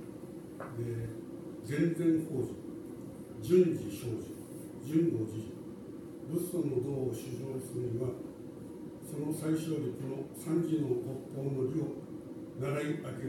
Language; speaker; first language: Japanese; native; Japanese